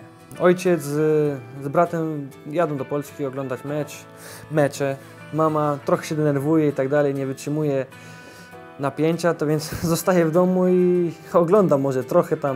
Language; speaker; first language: Polish; early bilingual, heritage; Polish